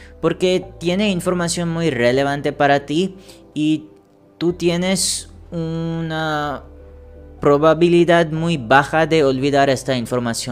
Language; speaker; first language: Spanish; non-native, learner; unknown